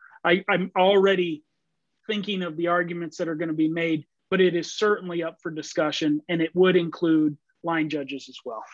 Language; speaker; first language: English; native; English